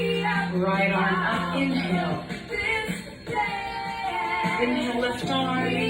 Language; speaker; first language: English; native; English